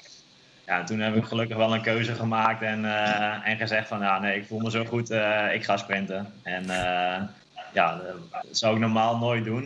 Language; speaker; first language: Dutch; native; Dutch